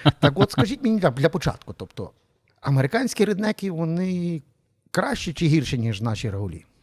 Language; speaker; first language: Ukrainian; native; Ukrainian